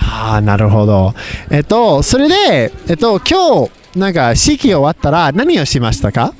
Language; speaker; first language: Japanese; non-native, learner; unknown